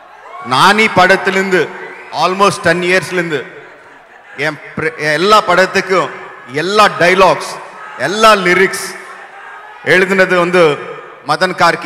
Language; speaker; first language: Tamil; non-native, local second language; Telugu